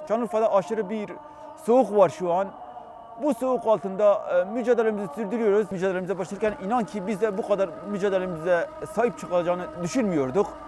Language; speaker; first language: Turkish; non-native, local second language; Kurdish